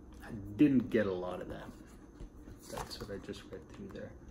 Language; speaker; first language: English; native; English